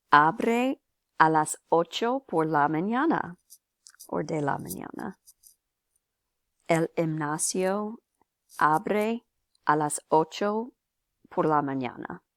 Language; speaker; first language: Spanish; non-native, fluent; English